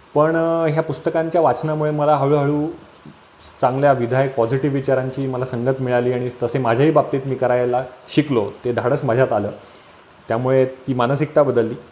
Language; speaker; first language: Marathi; native; Marathi